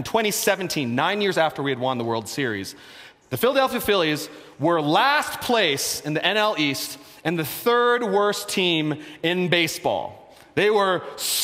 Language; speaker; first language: English; native; English